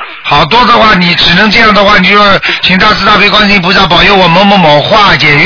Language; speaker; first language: Chinese; native; Chinese